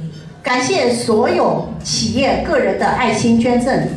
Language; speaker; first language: Chinese; native; Chinese